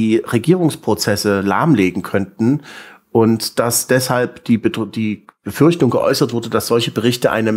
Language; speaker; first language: German; native; German